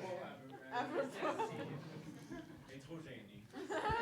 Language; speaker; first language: French; native; French